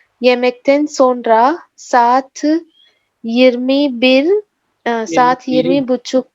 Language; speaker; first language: Turkish; non-native, learner; Urdu